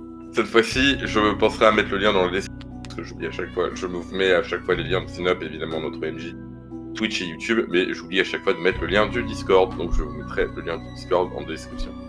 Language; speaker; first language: French; native; French